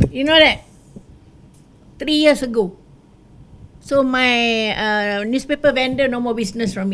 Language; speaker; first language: English; non-native, local second language; Malay